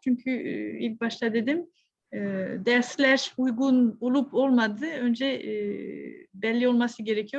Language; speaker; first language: Turkish; non-native, fluent; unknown